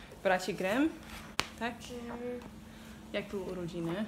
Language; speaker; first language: Polish; early bilingual, heritage; Polish